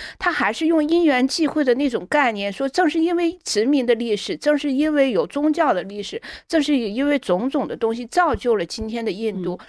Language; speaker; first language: Chinese; native; Chinese